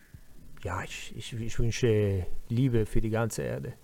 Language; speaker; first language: German; non-native, learner; Spanish